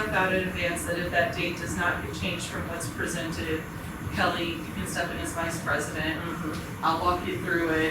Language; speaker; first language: English; native; English